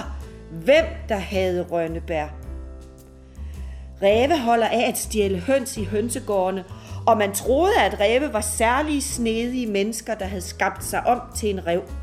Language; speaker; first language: Danish; native; Danish